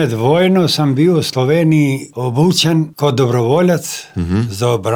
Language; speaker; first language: Slovenian; non-native, fluent; Albanian